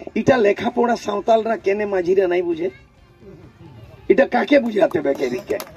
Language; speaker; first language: Bangla; non-native, local second language; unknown